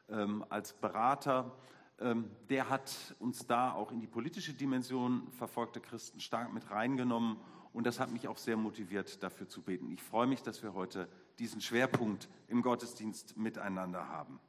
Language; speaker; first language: German; native; German